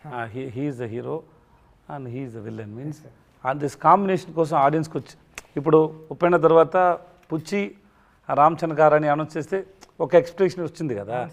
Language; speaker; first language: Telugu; non-native, learner; Tamil